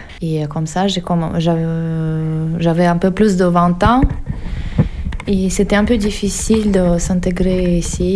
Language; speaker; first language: French; non-native, fluent; Russian